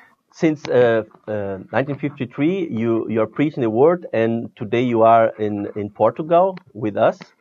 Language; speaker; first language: English; non-native, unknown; Portuguese